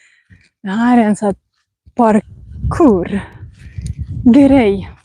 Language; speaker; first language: Swedish; non-native, fluent; Russian